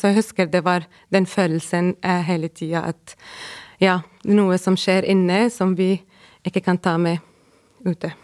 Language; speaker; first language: Norwegian; non-native, fluent; Arabic